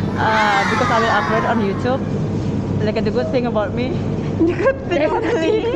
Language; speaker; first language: English; non-native, learner; Indonesian